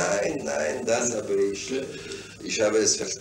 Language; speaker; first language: German; non-native, fluent; French